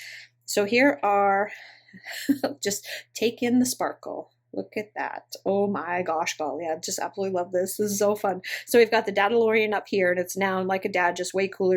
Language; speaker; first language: English; native; English